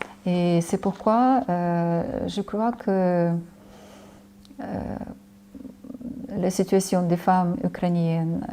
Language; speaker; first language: French; non-native, fluent; Ukrainian